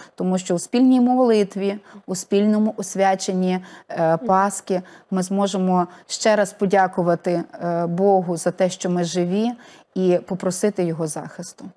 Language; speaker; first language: Ukrainian; native; Ukrainian